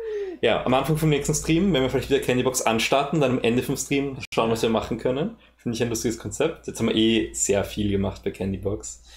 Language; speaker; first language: German; native; German